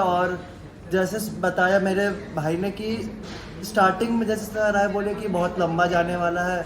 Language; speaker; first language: Hindi; native; Hindi